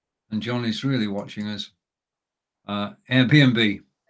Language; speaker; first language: English; native; English